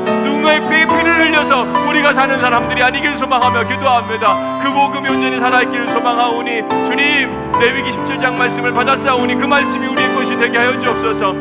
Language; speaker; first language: Korean; native; Korean